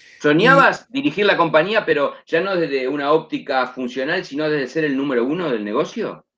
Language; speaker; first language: Spanish; native; Spanish